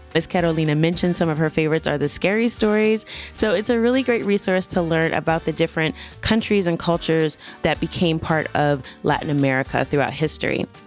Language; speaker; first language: English; native; English